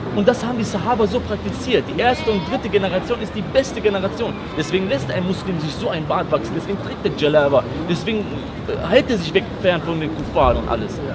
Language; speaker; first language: German; non-native, fluent; Persian